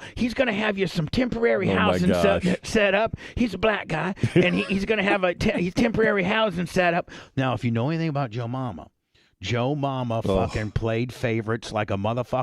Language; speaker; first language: English; native; English